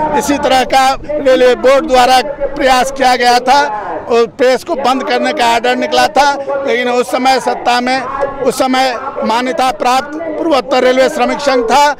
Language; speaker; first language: Hindi; native; Hindi